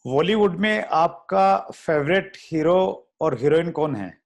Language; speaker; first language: Hindi; native; Hindi